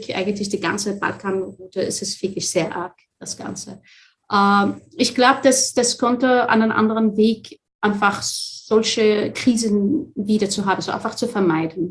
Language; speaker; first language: German; non-native, fluent; Arabic